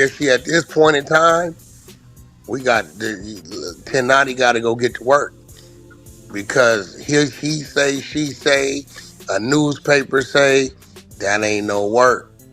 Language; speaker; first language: English; native; English